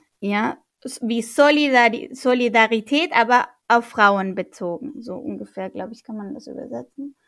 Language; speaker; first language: German; non-native, fluent; Spanish